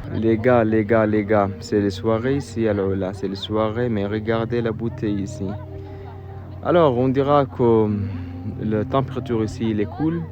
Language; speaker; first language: French; non-native, fluent; Arabic